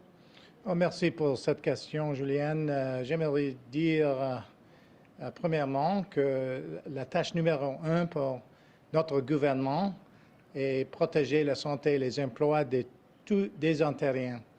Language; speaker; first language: French; non-native, local second language; English